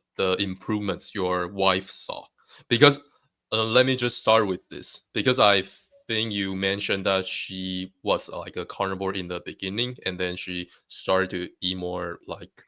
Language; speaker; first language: English; non-native, fluent; Chinese